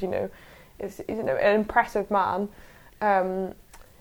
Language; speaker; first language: English; native; English